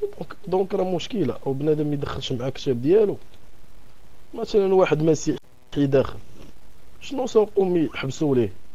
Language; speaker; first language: Arabic; native; Arabic